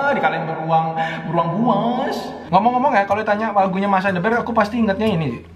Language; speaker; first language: Indonesian; native; Indonesian